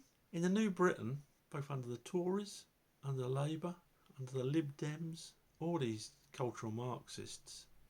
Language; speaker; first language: English; native; English